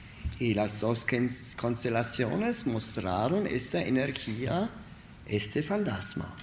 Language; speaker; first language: Spanish; non-native, learner; German